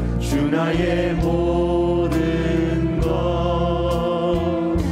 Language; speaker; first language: Korean; native; Korean